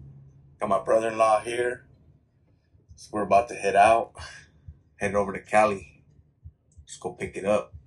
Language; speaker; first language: English; native; English